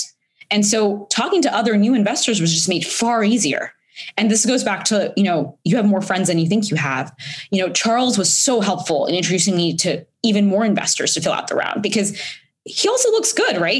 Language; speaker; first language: English; early bilingual, other home language; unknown